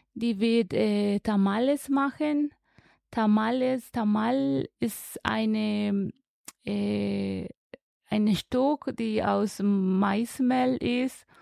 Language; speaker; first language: German; non-native, learner; Spanish